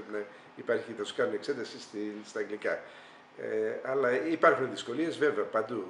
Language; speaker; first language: Greek; early bilingual, heritage; Greek